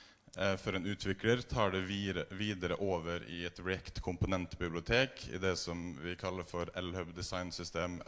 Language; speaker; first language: Norwegian; native; Norwegian